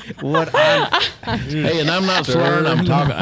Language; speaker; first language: English; early bilingual, other home language; Spanish